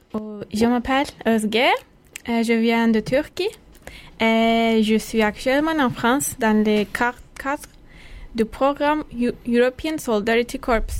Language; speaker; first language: French; non-native, learner; Turkish